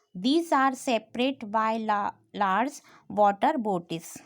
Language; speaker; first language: English; non-native, local second language; Hindi